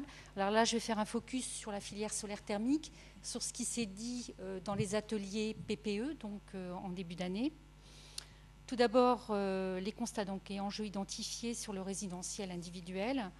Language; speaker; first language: French; native; French